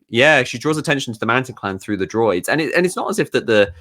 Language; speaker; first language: English; native; English